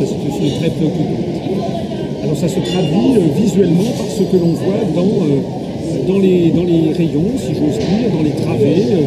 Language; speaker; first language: French; native; French